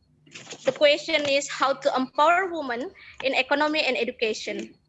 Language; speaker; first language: English; non-native, fluent; Indonesian